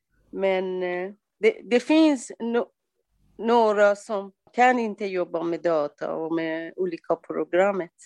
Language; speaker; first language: Swedish; non-native, learner; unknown